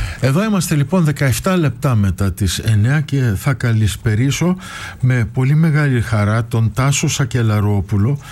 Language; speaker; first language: Greek; early bilingual, heritage; Greek